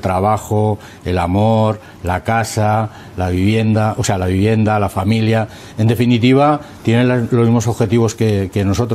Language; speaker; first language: Spanish; native; Spanish